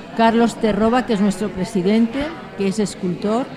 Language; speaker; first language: Spanish; non-native, fluent; German